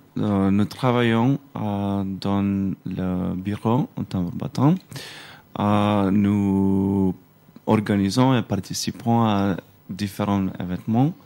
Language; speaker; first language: French; non-native, learner; Macedonian